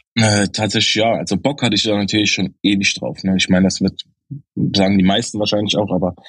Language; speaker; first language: German; native; German